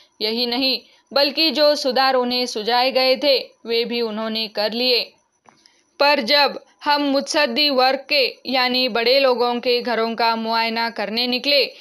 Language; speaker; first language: Hindi; non-native, local second language; Marathi